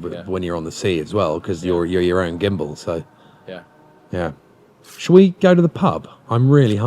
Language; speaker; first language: English; native; English